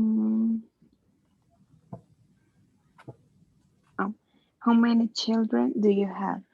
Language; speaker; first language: English; non-native, learner; Spanish